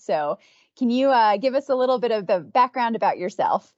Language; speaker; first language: English; native; English